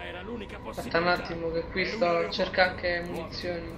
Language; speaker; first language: Italian; native; Italian